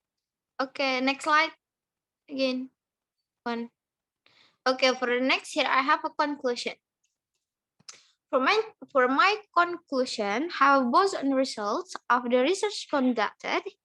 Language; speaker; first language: English; non-native, learner; Indonesian